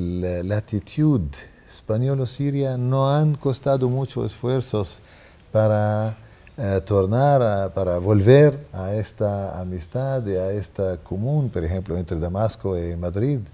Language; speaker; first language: Spanish; non-native, fluent; Arabic